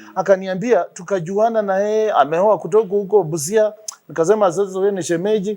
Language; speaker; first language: Swahili; non-native, local second language; Luyia